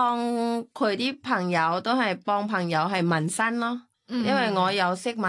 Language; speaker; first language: Cantonese; non-native, learner; Thai